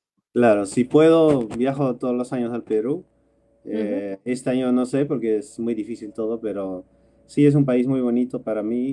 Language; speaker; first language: Spanish; non-native, fluent; Dutch